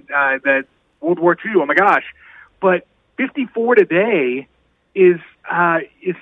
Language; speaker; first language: English; native; English